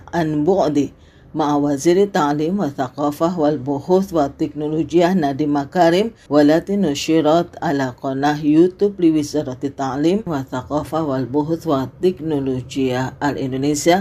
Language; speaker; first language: Arabic; non-native, fluent; Indonesian